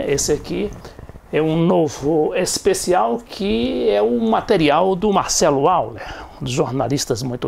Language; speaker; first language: Portuguese; native; Portuguese